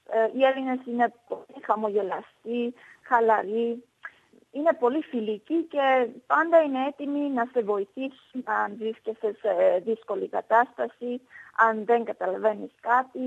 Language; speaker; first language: Greek; non-native, fluent; Armenian